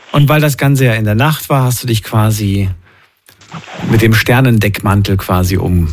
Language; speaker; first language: German; native; German